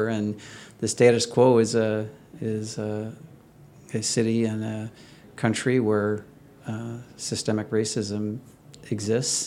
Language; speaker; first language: English; native; English